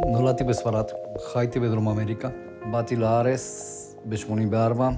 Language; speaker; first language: Hebrew; non-native, fluent; Spanish